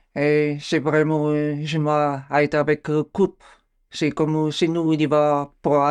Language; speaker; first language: French; non-native, learner; Bulgarian